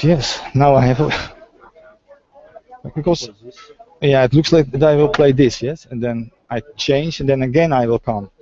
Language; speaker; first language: English; non-native, fluent; Dutch